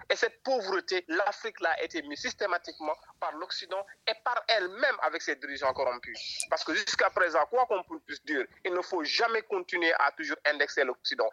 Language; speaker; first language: French; non-native, local second language; Wolof